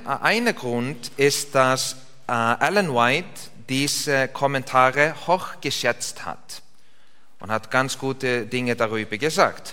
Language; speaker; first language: German; non-native, learner; Icelandic